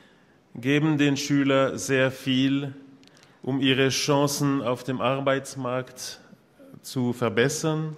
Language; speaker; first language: German; non-native, local second language; French